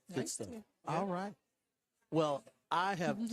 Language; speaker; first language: English; native; English